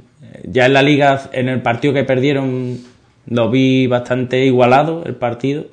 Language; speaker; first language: Spanish; native; Spanish